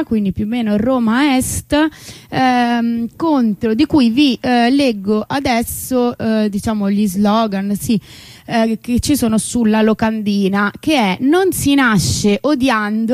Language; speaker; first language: Italian; native; Italian